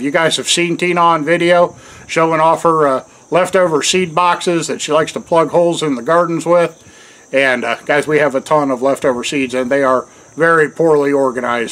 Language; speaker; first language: English; native; English